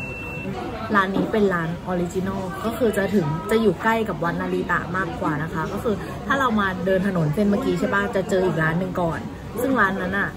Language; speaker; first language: Thai; native; Thai